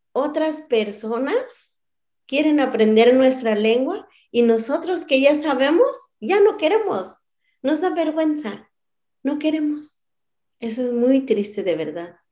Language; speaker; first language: Spanish; non-native, local second language; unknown